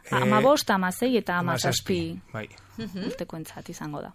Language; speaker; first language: Basque; non-native, local second language; Spanish